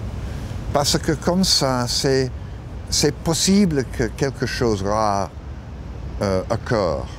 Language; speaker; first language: French; non-native, learner; English